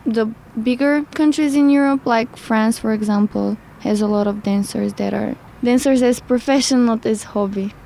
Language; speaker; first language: English; non-native, fluent; Bulgarian